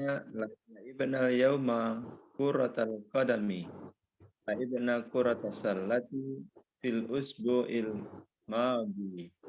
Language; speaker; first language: Arabic; non-native, learner; Indonesian